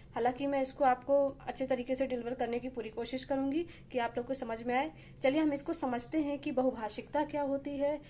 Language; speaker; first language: Hindi; native; Hindi